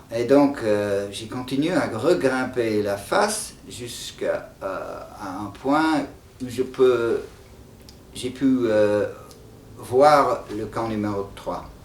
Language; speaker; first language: French; non-native, fluent; English